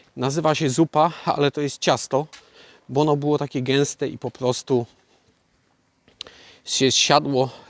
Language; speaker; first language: Polish; native; Polish